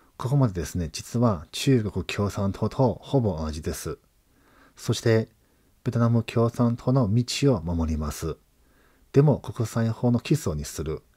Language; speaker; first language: Japanese; non-native, fluent; Chinese